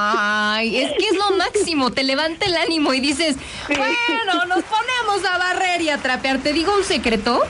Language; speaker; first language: Spanish; native; Spanish